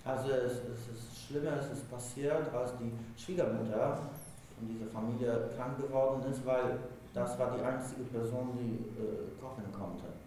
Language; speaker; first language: German; non-native, fluent; Polish